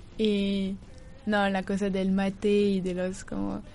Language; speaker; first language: Spanish; non-native, learner; French